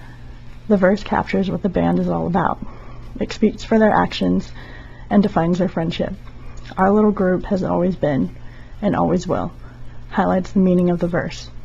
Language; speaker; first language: English; native; English